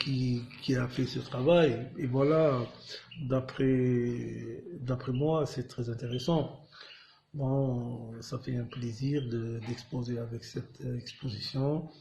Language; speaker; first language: French; non-native, local second language; Arabic